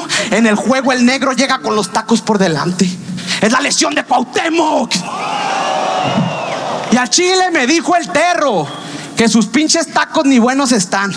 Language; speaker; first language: Spanish; native; Spanish